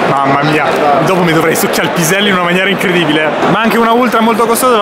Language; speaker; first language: Italian; native; Italian